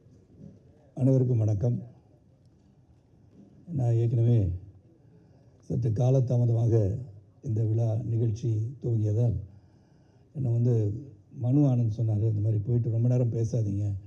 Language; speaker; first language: Tamil; native; Tamil